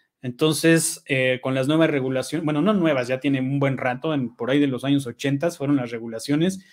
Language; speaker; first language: Spanish; native; Spanish